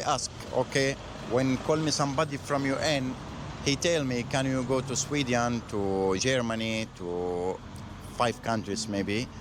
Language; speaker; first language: English; non-native, learner; Arabic